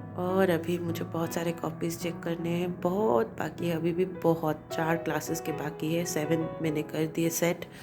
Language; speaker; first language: Hindi; non-native, local second language; Bangla